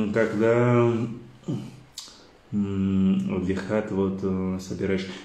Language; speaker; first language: Russian; non-native, learner; French